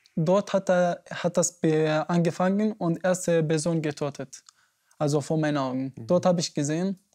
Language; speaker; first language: German; non-native, fluent; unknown